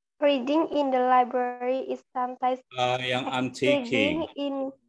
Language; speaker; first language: English; non-native, learner; Indonesian